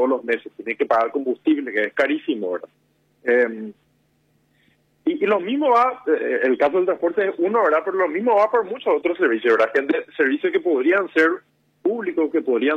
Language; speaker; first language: Spanish; native; Spanish